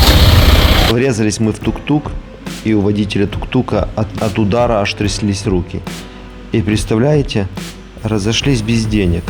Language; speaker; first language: Russian; native; Russian